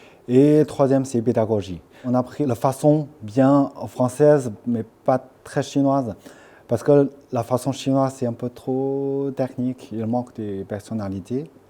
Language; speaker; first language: French; non-native, fluent; Chinese